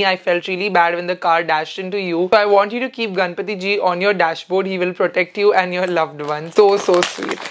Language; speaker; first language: English; non-native, local second language; Hindi